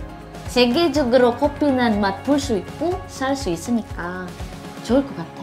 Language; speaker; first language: Korean; non-native, fluent; Indonesian